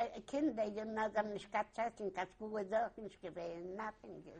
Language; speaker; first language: German; non-native, learner; Yiddish